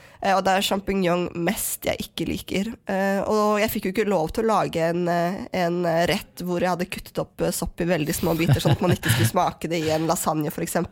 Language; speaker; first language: Norwegian; native; Norwegian